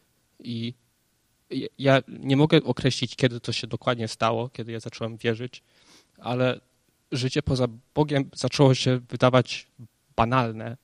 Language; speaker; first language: Polish; early bilingual, heritage; Polish